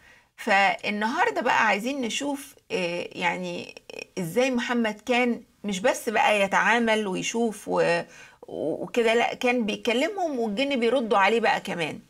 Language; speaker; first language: Arabic; native; Arabic